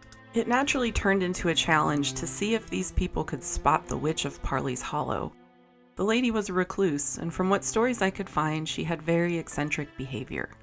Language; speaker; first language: English; native; English